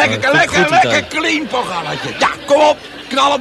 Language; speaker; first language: Dutch; native; Dutch